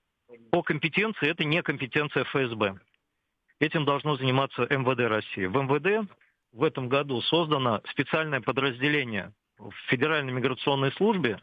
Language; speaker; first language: Russian; native; Russian